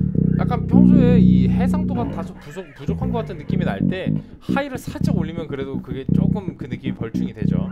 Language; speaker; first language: Korean; native; Korean